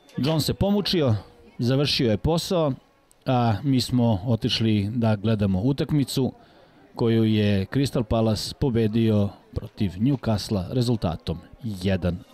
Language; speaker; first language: Serbian; native; Serbian